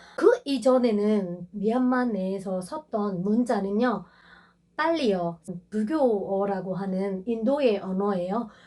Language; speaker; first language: Korean; non-native, fluent; Burmese